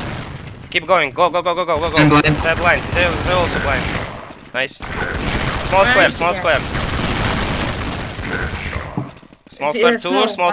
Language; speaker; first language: English; non-native, local second language; Russian